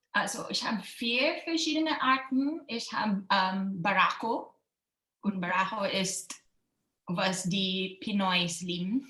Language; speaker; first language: German; non-native, learner; Filipino